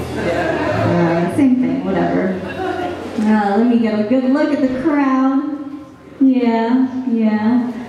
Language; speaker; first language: English; native; English